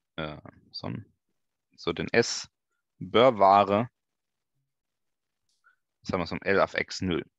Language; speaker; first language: Norwegian; non-native, fluent; German